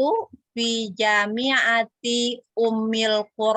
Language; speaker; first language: Arabic; non-native, learner; Indonesian